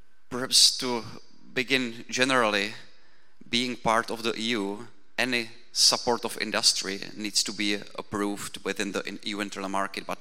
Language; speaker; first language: English; non-native, fluent; Czech